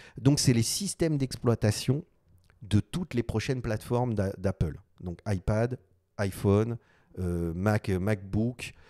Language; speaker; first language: French; native; French